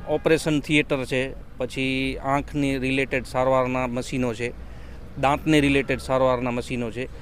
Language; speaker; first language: Gujarati; non-native, local second language; Kachhi